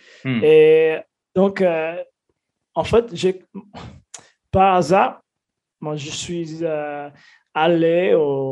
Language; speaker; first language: French; non-native, fluent; English